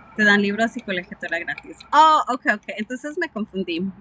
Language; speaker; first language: Spanish; early bilingual, heritage; Spanish